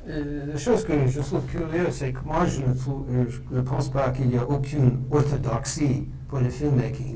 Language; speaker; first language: French; non-native, fluent; English